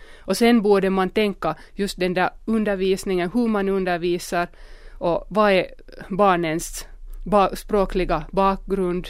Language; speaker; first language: Swedish; non-native, local second language; Finnish